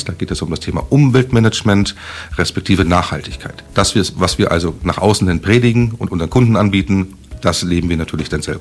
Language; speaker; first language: German; native; German